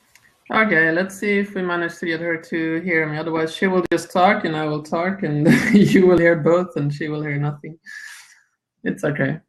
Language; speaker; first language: English; non-native, fluent; Italian